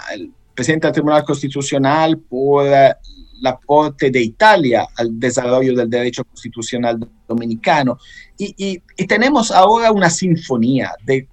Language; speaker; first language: Spanish; non-native, fluent; Italian